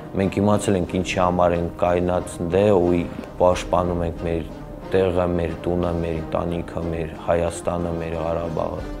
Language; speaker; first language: Armenian; early bilingual, heritage; Armenian